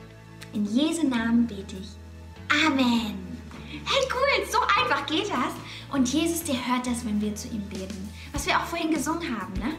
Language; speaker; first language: German; native; German